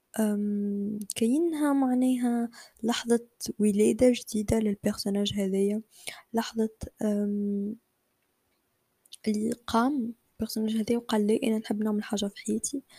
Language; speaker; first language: Arabic; native; Arabic